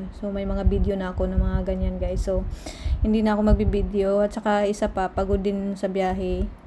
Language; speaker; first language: Filipino; non-native, local second language; Cebuano